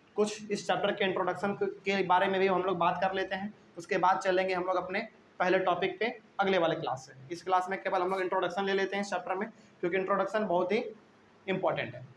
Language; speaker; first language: Hindi; native; Hindi